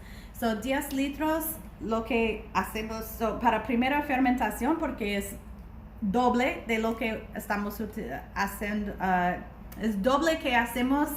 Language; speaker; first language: Spanish; non-native, learner; English